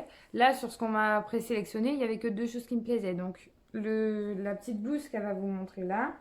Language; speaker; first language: French; native; French